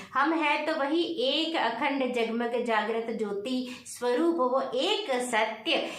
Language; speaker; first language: Hindi; native; Hindi